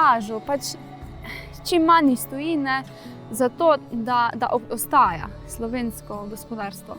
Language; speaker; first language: Slovenian; native; Slovenian